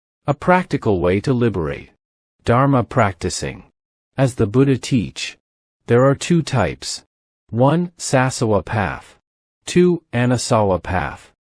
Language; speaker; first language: English; non-native, learner; Thai